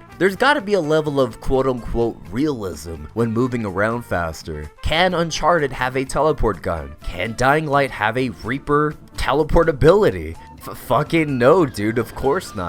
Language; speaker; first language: English; native; English